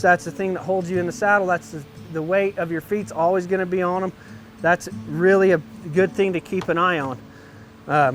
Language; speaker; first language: English; native; English